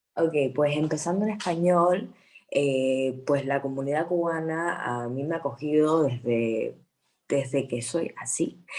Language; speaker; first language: Spanish; early bilingual, heritage; Spanish